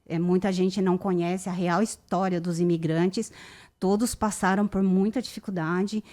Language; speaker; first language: Portuguese; early bilingual, other home language; Japanese